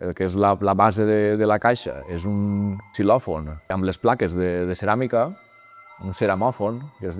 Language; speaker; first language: Catalan; native; Catalan